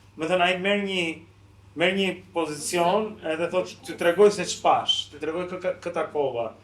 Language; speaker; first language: Albanian; native; Albanian